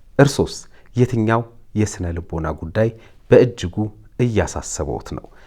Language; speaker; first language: Amharic; native; Amharic